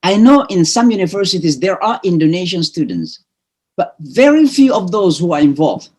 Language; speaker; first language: English; non-native, fluent; Indonesian